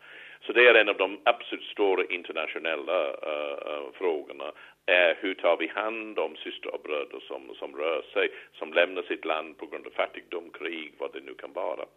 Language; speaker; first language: Swedish; non-native, fluent; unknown